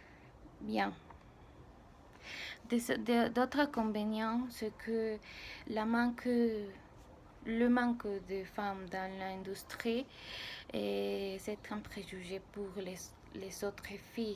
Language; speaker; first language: French; non-native, learner; Spanish